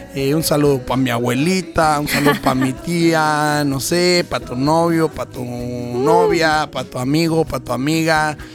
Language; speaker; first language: Spanish; native; Spanish